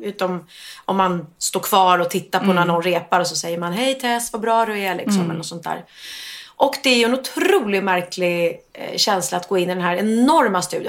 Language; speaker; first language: Swedish; native; Swedish